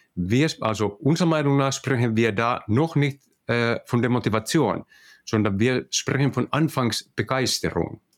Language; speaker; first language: German; non-native, fluent; Finnish